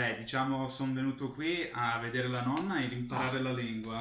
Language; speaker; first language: Italian; early bilingual, heritage; English